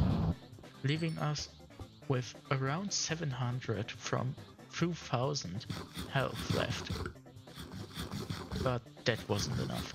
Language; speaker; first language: English; non-native, fluent; German